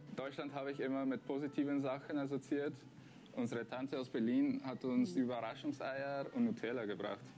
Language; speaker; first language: German; early bilingual, other home language; Spanish